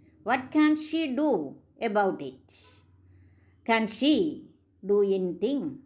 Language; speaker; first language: English; non-native, local second language; Malayalam